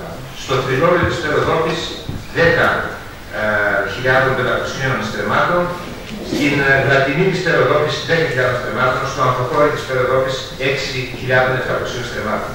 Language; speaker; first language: Greek; native; Greek